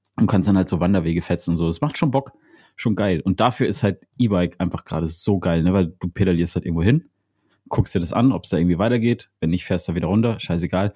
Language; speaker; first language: German; native; German